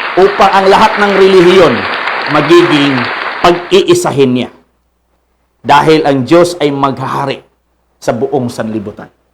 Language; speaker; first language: Filipino; non-native, local second language; Cebuano